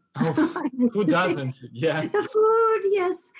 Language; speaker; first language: English; native; English